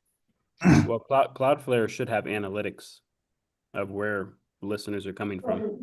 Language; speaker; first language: English; native; English